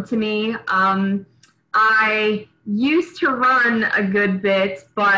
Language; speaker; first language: English; native; English